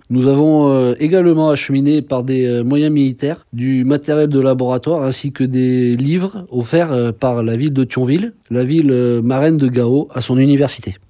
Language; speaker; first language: French; native; French